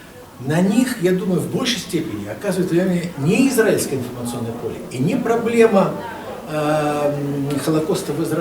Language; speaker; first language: Russian; native; Russian